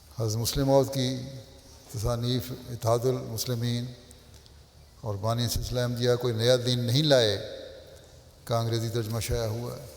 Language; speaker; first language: Urdu; native; Urdu